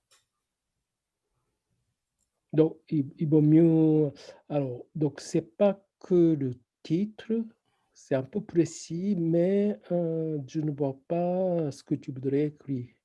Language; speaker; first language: French; non-native, fluent; Japanese